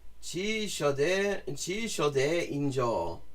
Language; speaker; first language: Persian; non-native, learner; English